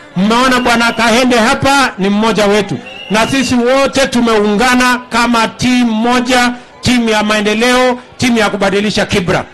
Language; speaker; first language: Swahili; non-native, local second language; Kalenjin